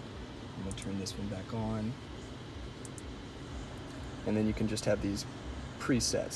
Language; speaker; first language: English; native; English